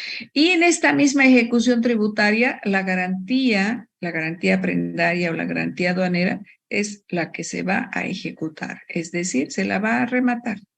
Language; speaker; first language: Spanish; native; Spanish